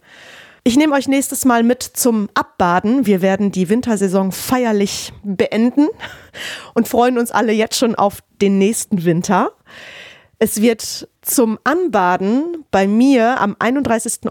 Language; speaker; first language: German; native; German